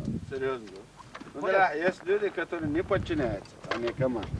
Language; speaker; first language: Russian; non-native, local second language; Chechen